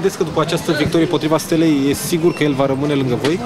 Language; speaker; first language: Romanian; native; Romanian